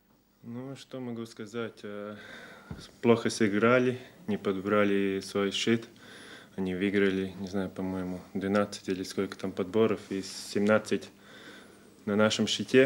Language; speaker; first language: Russian; non-native, fluent; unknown